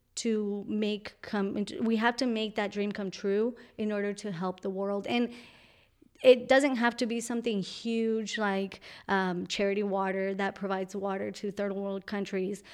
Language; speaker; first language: English; non-native, fluent; Spanish